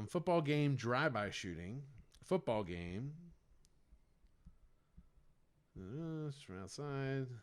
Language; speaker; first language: English; native; English